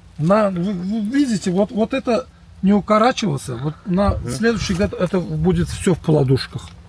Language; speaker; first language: Russian; non-native, local second language; Azerbaijani